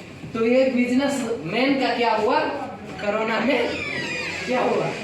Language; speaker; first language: Hindi; non-native, local second language; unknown